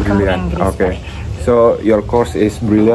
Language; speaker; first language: English; non-native, learner; Indonesian